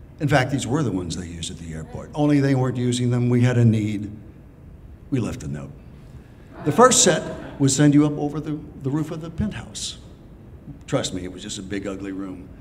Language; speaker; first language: English; native; English